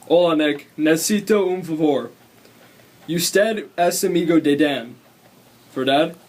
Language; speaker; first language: Spanish; non-native, learner; English